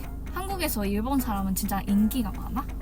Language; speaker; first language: Korean; non-native, fluent; Japanese